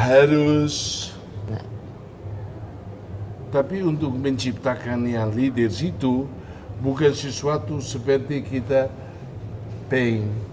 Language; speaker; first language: Indonesian; non-native, fluent; Tetum